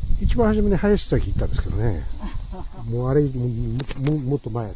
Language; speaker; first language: Japanese; native; Japanese